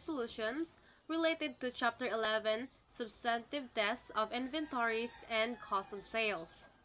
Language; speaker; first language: English; non-native, local second language; Cebuano